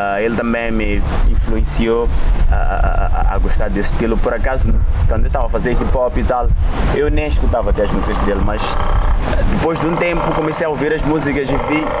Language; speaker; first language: Portuguese; non-native, local second language; Tsonga